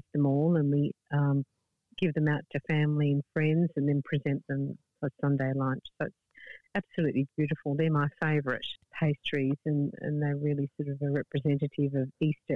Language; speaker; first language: English; native; English